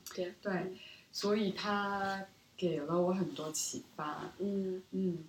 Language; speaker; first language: Chinese; early bilingual, other home language; Korean